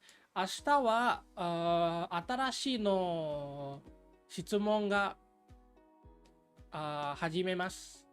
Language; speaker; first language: Japanese; non-native, learner; English